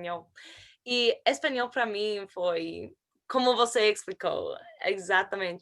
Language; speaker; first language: Portuguese; non-native, learner; English